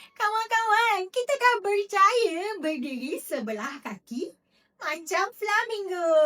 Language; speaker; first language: Malay; native; Malay